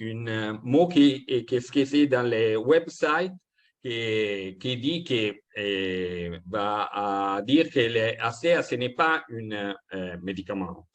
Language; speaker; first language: French; non-native, fluent; Italian